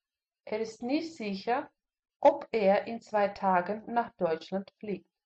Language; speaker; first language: German; non-native, fluent; Russian